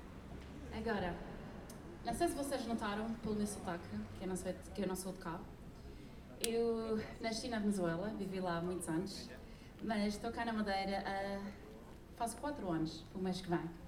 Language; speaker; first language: Portuguese; early bilingual, heritage; Spanish